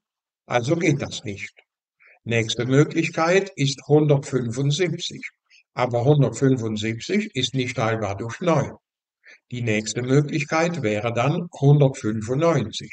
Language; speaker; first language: German; non-native, fluent; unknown